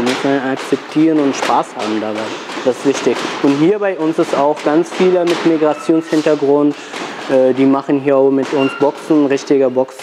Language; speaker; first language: German; non-native, fluent; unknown